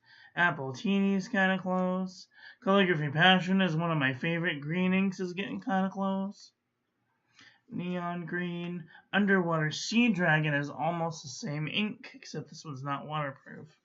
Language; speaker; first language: English; native; English